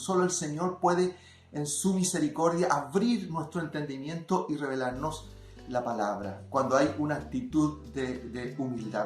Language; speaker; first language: Spanish; native; Spanish